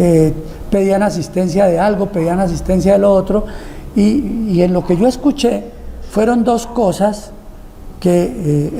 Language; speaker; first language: Spanish; native; Spanish